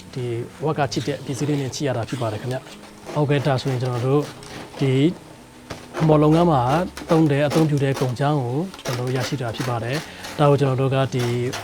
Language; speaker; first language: Burmese; native; Burmese